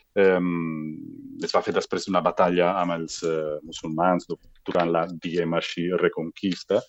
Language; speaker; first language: Catalan; non-native, local second language; Italian